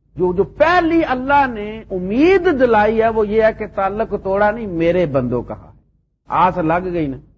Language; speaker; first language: Urdu; non-native, local second language; Punjabi